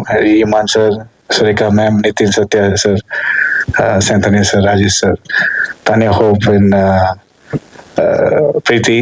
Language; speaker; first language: Telugu; early bilingual, heritage; Telugu